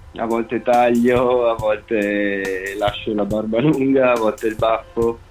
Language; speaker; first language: Italian; native; Italian